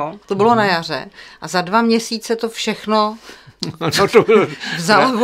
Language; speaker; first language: Czech; native; Czech